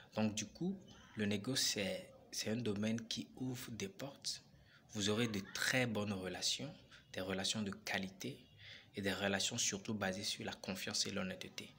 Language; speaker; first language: French; non-native, local second language; Ewe